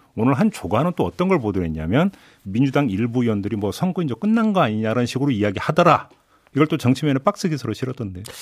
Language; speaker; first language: Korean; native; Korean